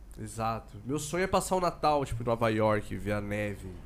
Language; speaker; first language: Portuguese; native; Portuguese